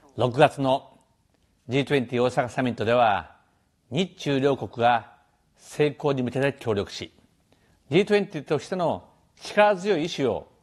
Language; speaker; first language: Japanese; native; Japanese